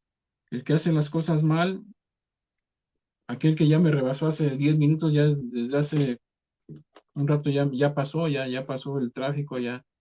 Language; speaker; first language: Spanish; native; Spanish